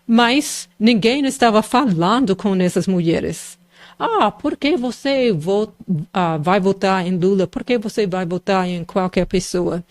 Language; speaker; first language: Portuguese; non-native, fluent; English